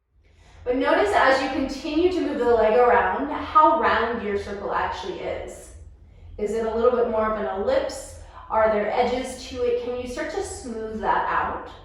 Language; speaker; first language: English; native; English